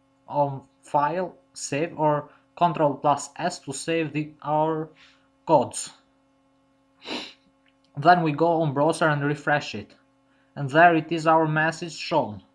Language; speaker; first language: English; non-native, fluent; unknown